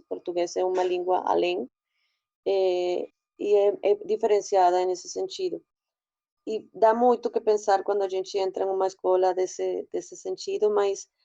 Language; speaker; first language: Portuguese; non-native, fluent; Spanish